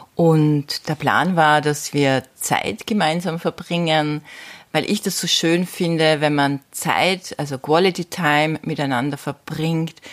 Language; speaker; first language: German; native; German